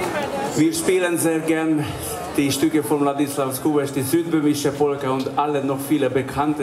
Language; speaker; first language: German; non-native, fluent; Hungarian